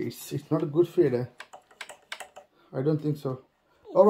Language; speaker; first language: English; non-native, learner; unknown